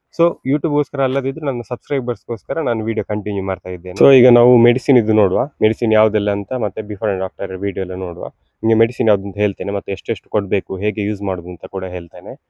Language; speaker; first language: Kannada; non-native, local second language; Tulu